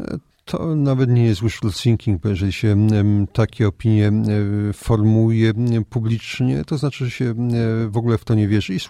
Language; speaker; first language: Polish; native; Polish